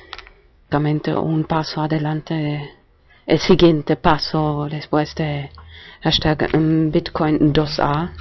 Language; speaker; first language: Spanish; non-native, fluent; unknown